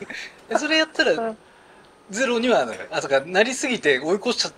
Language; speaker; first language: Japanese; native; Japanese